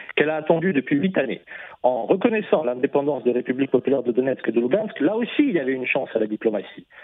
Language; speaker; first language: French; non-native, fluent; Russian